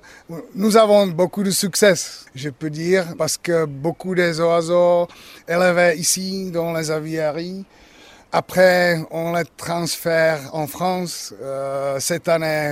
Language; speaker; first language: French; non-native, learner; Czech